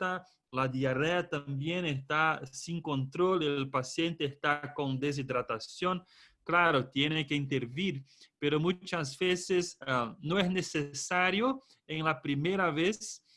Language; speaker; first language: Spanish; non-native, fluent; Portuguese